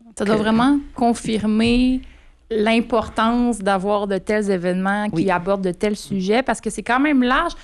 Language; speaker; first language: French; native; French